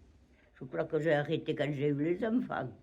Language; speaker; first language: French; native; French